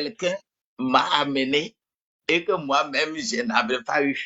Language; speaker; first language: French; non-native, local second language; Ewe